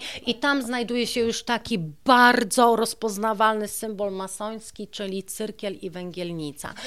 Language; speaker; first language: Polish; native; Polish